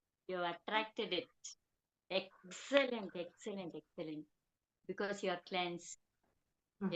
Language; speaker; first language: English; non-native, local second language; Telugu